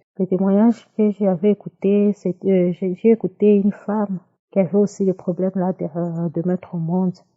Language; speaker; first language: French; non-native, local second language; Lingala